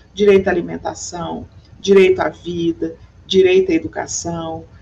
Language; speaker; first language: Portuguese; native; Portuguese